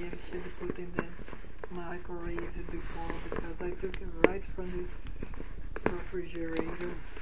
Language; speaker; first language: English; non-native, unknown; Portuguese